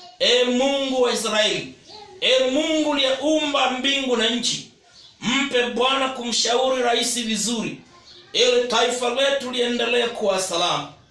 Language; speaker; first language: Swahili; non-native, local second language; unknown